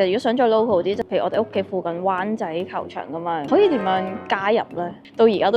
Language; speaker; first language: Cantonese; native; Cantonese